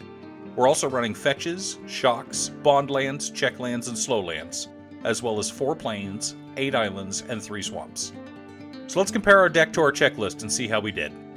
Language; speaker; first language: English; native; English